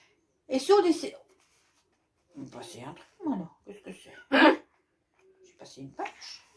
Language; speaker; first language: French; native; French